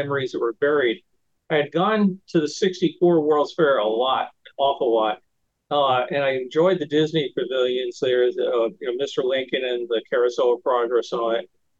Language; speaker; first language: English; native; English